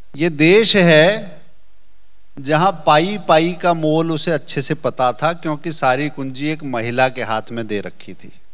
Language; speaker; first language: Hindi; native; Hindi